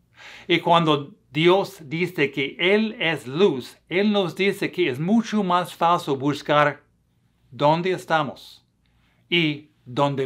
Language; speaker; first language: Spanish; non-native, fluent; English